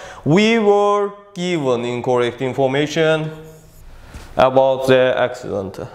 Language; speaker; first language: English; non-native, fluent; Azerbaijani